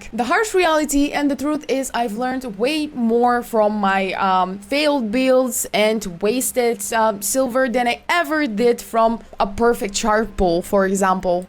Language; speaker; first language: English; non-native, fluent; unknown